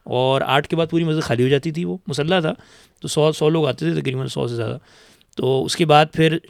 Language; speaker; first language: Urdu; native; Urdu